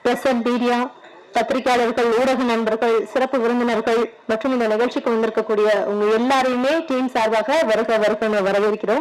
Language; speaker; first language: Tamil; native; Tamil